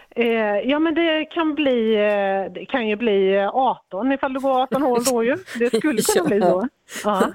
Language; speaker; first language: Swedish; native; Swedish